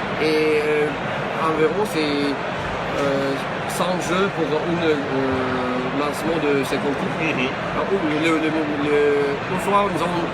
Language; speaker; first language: French; non-native, learner; Russian